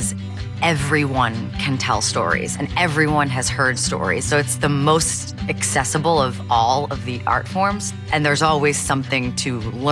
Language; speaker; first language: English; native; English